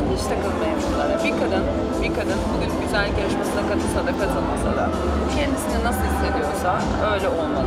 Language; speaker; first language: Turkish; native; Turkish